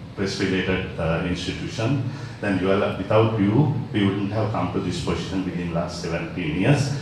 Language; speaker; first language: English; non-native, local second language; Sinhala